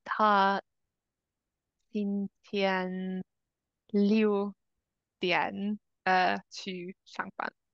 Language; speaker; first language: Chinese; non-native, learner; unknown